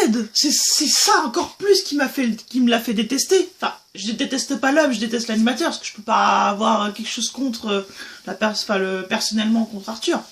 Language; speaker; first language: French; native; French